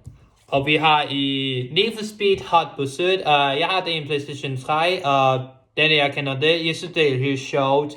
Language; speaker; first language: Danish; non-native, local second language; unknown